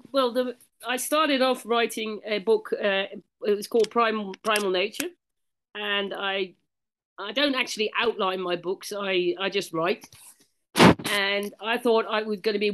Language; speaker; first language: English; native; English